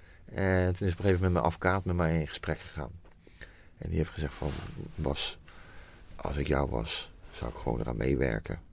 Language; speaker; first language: Dutch; native; Dutch